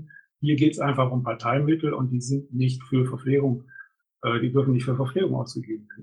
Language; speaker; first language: German; native; German